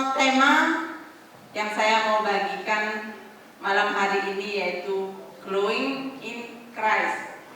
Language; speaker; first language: Indonesian; native; Indonesian